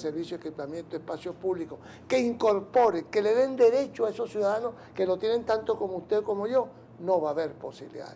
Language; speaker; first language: Spanish; native; Spanish